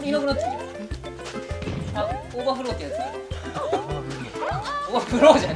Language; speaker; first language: Japanese; native; Japanese